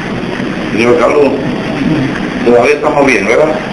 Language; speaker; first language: Spanish; native; Spanish